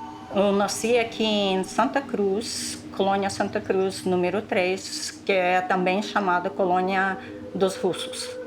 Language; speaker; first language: Portuguese; non-native, local second language; Russian